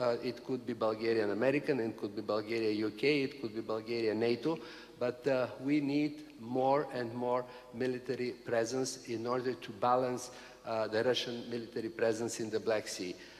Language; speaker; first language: English; non-native, fluent; Bulgarian